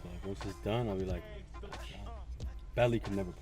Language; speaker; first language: English; native; English